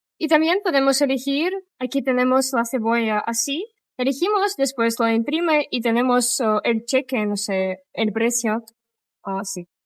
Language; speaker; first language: Spanish; non-native, fluent; Russian